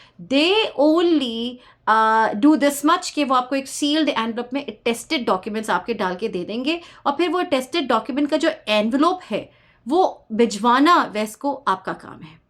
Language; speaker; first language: Urdu; native; Urdu